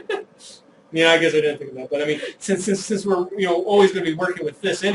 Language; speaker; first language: English; native; English